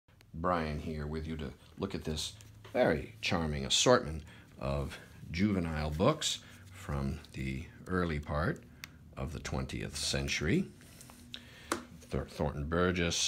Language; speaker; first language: English; native; English